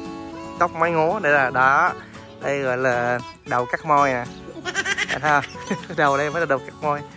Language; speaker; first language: Vietnamese; native; Vietnamese